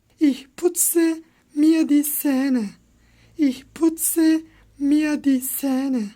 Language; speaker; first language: German; non-native, fluent; Turkish